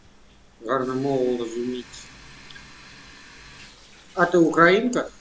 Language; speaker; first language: Ukrainian; non-native, learner; Russian